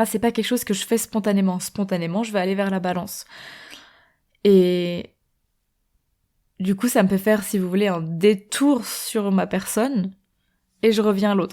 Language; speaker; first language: French; native; French